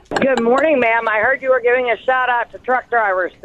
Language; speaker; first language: English; native; English